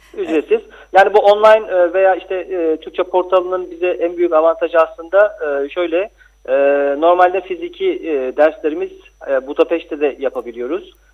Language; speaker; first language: Turkish; native; Turkish